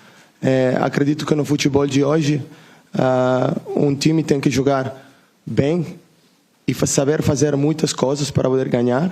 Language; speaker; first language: Portuguese; non-native, learner; Italian